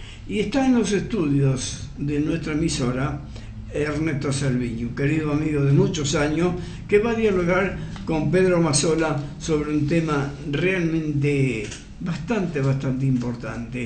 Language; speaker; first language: Spanish; native; Spanish